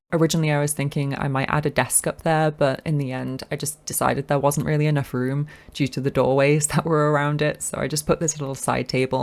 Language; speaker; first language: English; native; English